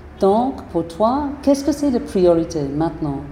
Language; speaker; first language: French; non-native, fluent; English